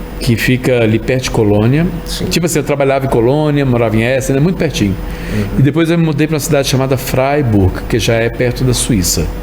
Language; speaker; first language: Portuguese; native; Portuguese